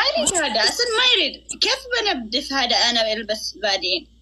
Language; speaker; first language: Arabic; non-native, learner; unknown